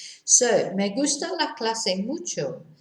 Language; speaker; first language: Spanish; non-native, fluent; English